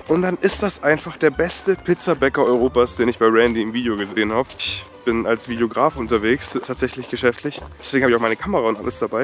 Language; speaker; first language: German; native; German